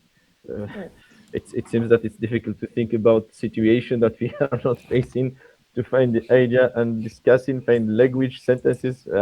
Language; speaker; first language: English; non-native, fluent; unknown